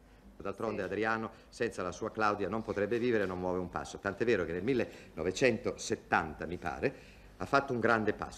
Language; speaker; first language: Italian; native; Italian